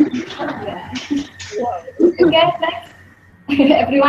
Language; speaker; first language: English; non-native, learner; Indonesian